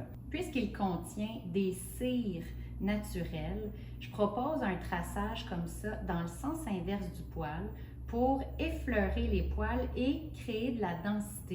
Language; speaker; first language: French; native; French